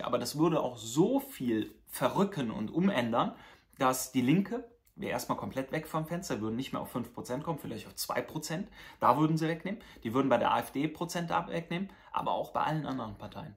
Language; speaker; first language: German; native; German